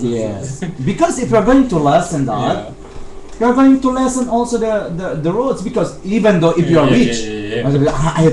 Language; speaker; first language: English; non-native, fluent; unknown